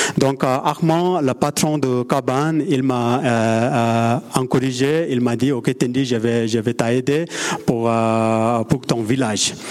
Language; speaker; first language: French; non-native, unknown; Sherpa